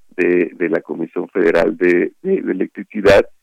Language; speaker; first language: Spanish; native; Spanish